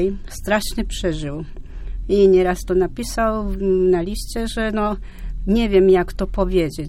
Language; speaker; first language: Polish; non-native, fluent; Japanese